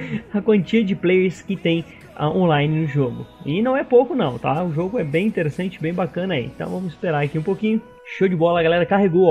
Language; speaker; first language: Portuguese; native; Portuguese